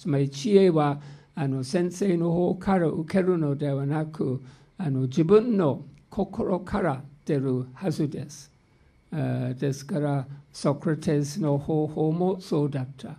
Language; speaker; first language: Japanese; non-native, fluent; English